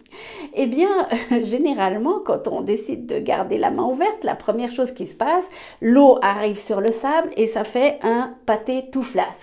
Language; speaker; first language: French; native; French